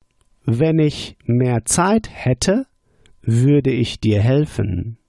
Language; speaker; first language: German; non-native, fluent; English